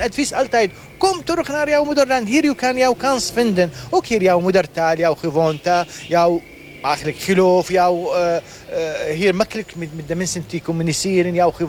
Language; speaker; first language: Dutch; non-native, learner; Arabic